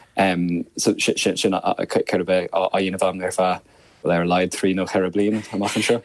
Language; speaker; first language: Irish; non-native, local second language; English